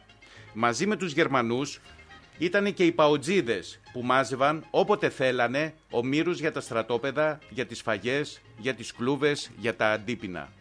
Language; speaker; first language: Greek; native; Greek